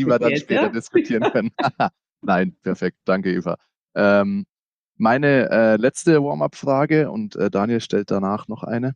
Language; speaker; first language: German; native; German